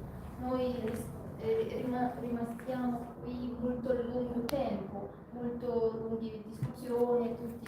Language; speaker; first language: Italian; non-native, learner; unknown